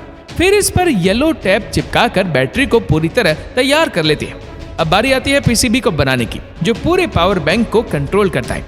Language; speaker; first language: Hindi; native; Hindi